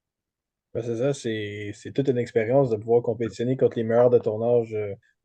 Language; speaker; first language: French; native; French